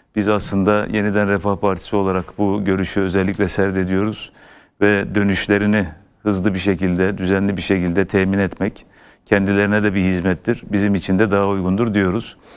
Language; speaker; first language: Turkish; native; Turkish